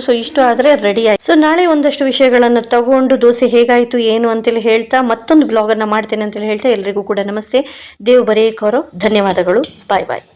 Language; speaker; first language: Kannada; non-native, local second language; Konkani